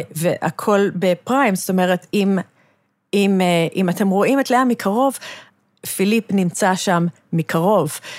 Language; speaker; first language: Hebrew; early bilingual, other home language; English